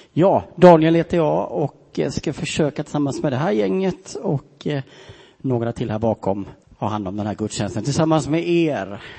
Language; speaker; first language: Swedish; native; Swedish